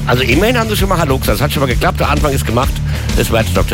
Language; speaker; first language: German; native; German